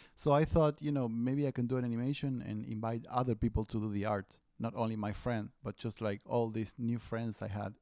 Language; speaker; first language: English; non-native, fluent; Spanish